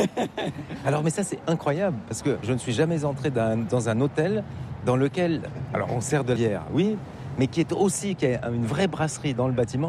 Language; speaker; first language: French; native; French